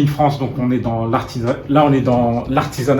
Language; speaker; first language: French; native; French